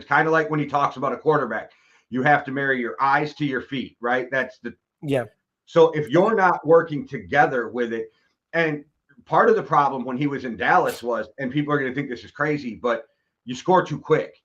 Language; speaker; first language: English; native; English